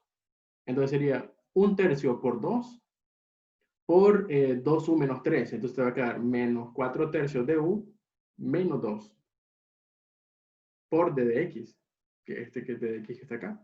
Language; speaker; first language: Spanish; native; Spanish